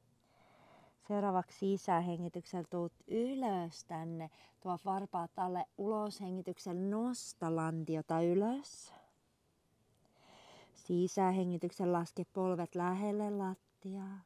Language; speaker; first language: Finnish; native; Finnish